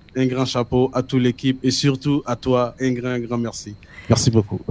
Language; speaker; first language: French; non-native, local second language; Mossi